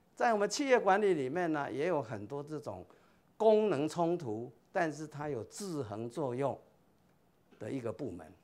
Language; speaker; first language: Chinese; native; Chinese